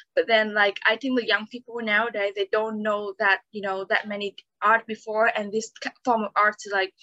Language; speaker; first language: English; non-native, fluent; Vietnamese